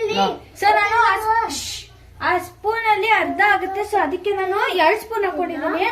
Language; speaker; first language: Kannada; native; Kannada